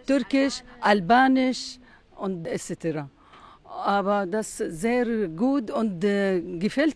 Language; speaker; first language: German; non-native, learner; Arabic